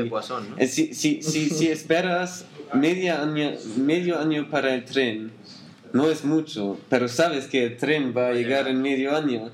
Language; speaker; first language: Spanish; non-native, learner; German